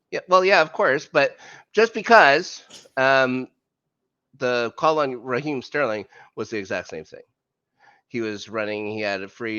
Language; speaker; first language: English; native; English